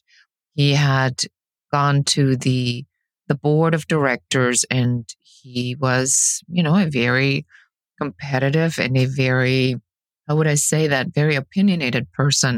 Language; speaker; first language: English; non-native, fluent; German